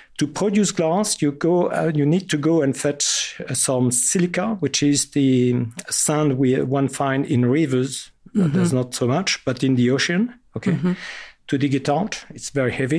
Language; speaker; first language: English; non-native, fluent; French